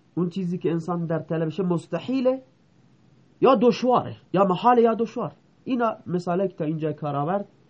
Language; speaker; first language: Persian; non-native, local second language; Baluchi